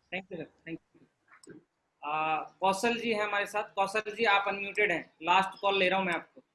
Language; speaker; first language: Hindi; native; Hindi